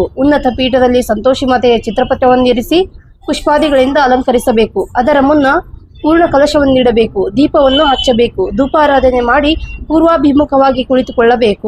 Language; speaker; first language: Kannada; native; Kannada